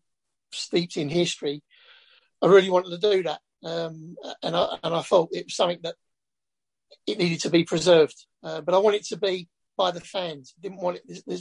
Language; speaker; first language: English; native; English